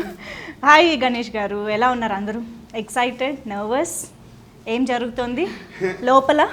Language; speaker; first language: Telugu; native; Telugu